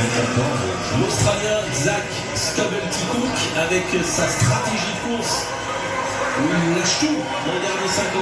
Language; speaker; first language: French; native; French